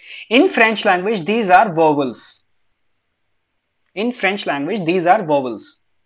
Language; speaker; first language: English; non-native, local second language; Hindi